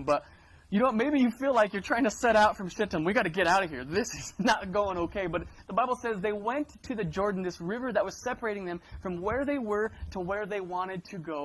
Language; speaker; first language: English; native; English